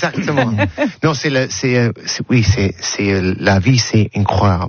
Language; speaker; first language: French; non-native, learner; English